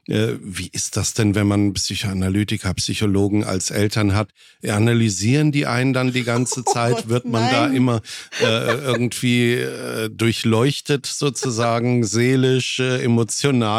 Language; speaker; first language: German; native; German